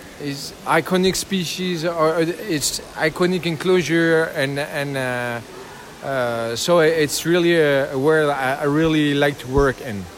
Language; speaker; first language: English; non-native, learner; French